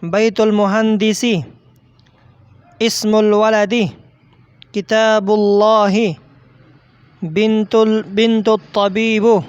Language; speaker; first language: Arabic; non-native, fluent; Persian